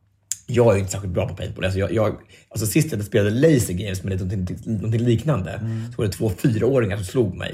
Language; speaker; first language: Swedish; native; Swedish